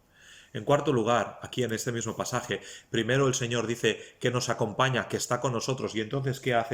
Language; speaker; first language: Spanish; native; Spanish